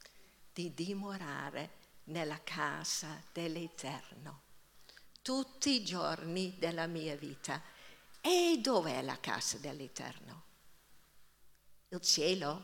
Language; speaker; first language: Italian; non-native, fluent; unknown